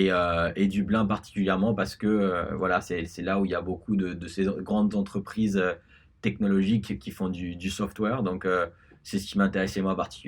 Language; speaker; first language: French; early bilingual, other home language; Spanish